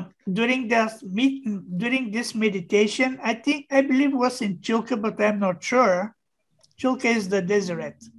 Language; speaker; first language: English; non-native, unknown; Bulgarian